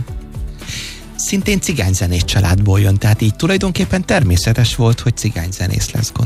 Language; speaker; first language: Hungarian; native; Hungarian